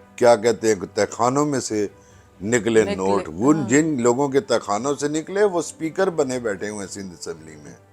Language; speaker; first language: Urdu; non-native, local second language; Pahari-Potwari